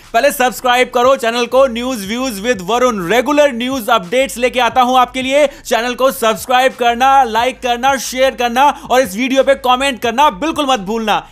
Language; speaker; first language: Hindi; native; Hindi